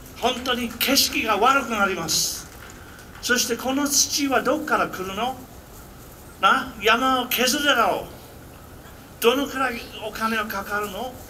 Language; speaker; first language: Japanese; non-native, fluent; English